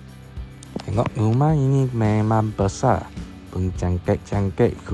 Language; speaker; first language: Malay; non-native, local second language; Chinese